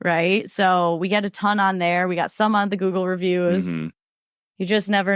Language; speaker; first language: English; native; English